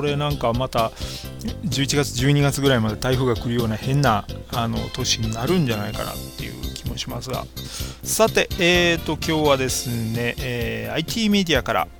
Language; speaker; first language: Japanese; native; Japanese